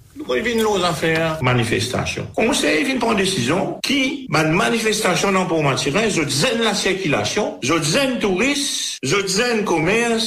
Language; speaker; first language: French; non-native, local second language; Morisyen